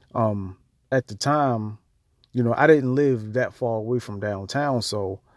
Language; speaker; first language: English; native; English